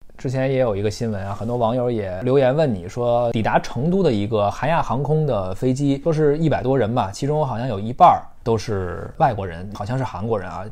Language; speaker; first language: Chinese; native; Chinese